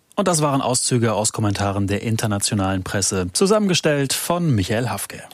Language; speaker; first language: German; native; German